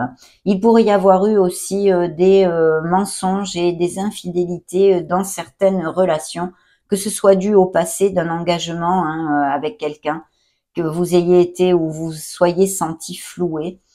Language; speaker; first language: French; native; French